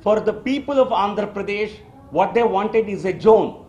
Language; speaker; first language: English; non-native, local second language; Telugu